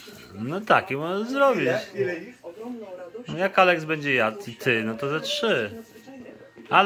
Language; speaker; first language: Polish; native; Polish